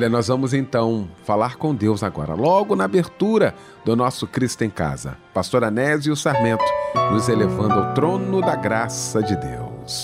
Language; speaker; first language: Portuguese; native; Portuguese